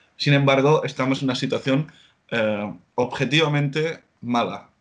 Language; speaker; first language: Spanish; native; Spanish